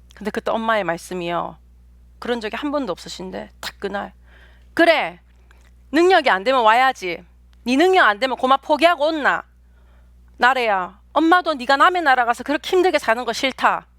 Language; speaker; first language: Korean; native; Korean